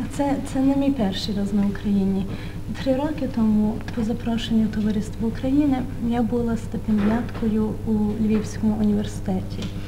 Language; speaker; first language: Ukrainian; early bilingual, heritage; Ukrainian